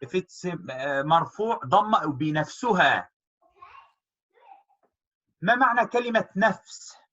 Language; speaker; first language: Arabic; non-native, fluent; English